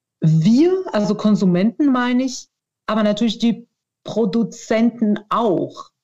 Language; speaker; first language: German; non-native, fluent; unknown